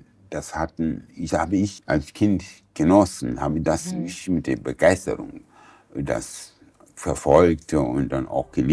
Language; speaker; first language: German; non-native, learner; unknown